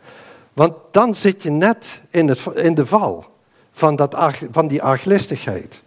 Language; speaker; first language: Dutch; native; Dutch